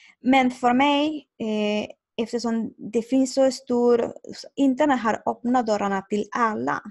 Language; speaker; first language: Swedish; non-native, learner; Spanish